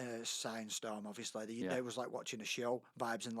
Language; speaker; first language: English; native; English